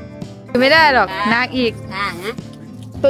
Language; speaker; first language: Korean; non-native, learner; Thai